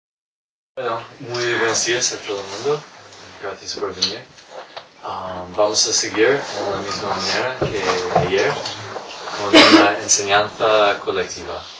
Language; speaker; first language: Spanish; non-native, fluent; English